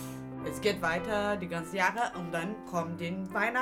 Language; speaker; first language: German; non-native, learner; Portuguese